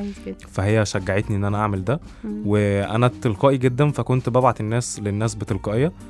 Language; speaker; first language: Arabic; native; Arabic